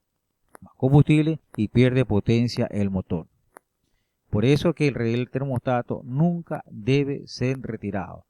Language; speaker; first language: Spanish; native; Spanish